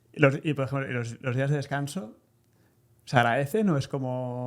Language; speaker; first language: Spanish; native; Spanish